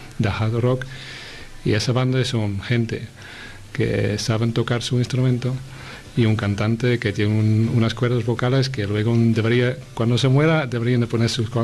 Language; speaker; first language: Spanish; non-native, fluent; Dutch